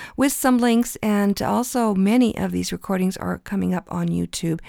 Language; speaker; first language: English; early bilingual, other home language; Ukrainian